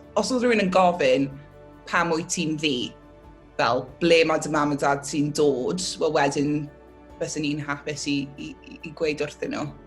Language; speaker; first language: Welsh; native; Welsh